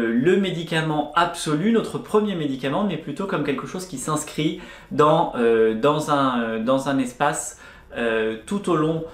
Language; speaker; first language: French; native; French